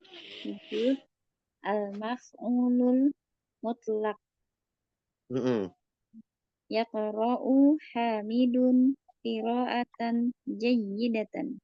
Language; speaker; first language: Arabic; non-native, learner; Indonesian